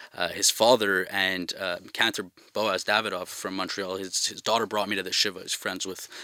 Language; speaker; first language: English; native; English